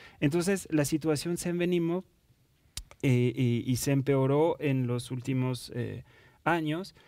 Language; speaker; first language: Spanish; non-native, fluent; French